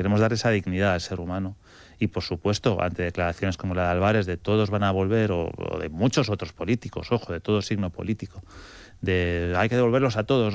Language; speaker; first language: Spanish; native; Spanish